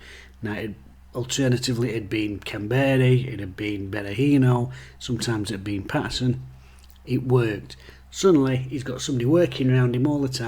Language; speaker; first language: English; native; English